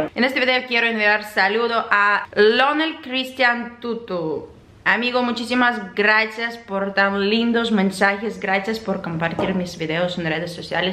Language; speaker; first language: Spanish; non-native, learner; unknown